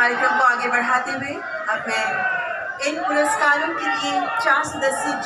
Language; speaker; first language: Hindi; native; Hindi